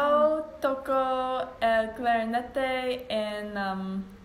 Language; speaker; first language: Spanish; non-native, learner; English